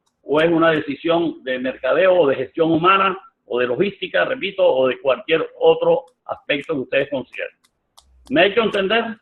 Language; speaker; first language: Spanish; native; Spanish